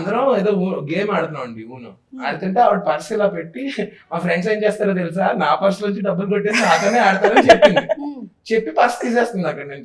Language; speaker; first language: Telugu; native; Telugu